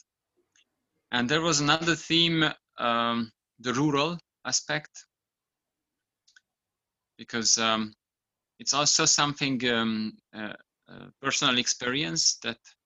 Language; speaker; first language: English; non-native, fluent; Hungarian